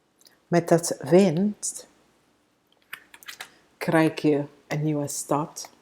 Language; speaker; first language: Dutch; non-native, fluent; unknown